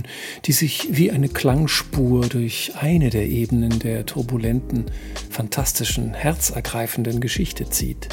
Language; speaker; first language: German; native; German